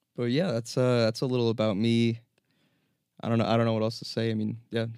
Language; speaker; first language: English; native; English